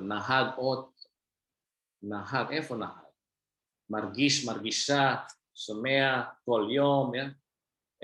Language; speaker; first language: Hebrew; non-native, fluent; Indonesian